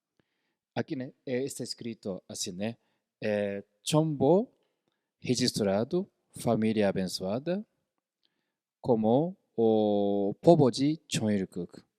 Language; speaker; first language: Portuguese; non-native, fluent; Korean